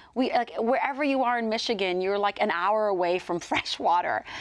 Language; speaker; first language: English; native; English